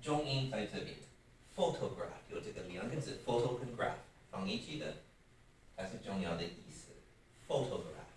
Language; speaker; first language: Chinese; non-native, learner; English